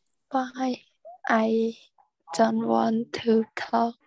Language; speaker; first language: English; non-native, learner; Khmer